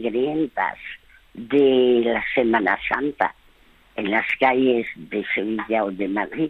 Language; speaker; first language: Spanish; early bilingual, other home language; French